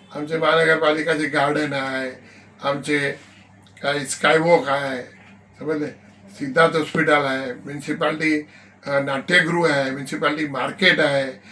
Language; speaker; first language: Marathi; non-native, local second language; Gujarati